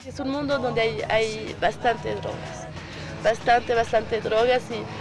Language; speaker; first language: Spanish; non-native, fluent; French